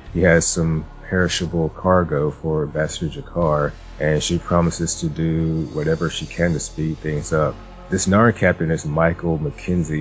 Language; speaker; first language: English; native; English